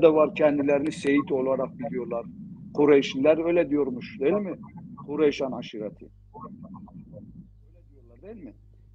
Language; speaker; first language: Turkish; non-native, local second language; Zaza